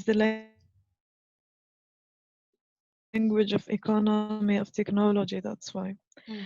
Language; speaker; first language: English; non-native, fluent; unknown